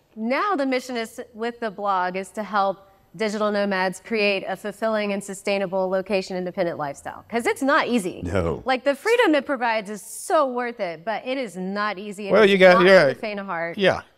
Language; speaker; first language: English; native; English